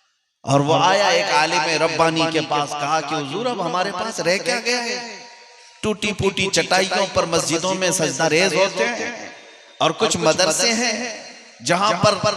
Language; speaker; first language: Urdu; native; Urdu